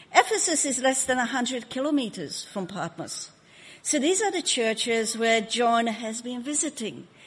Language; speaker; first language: English; non-native, fluent; Hungarian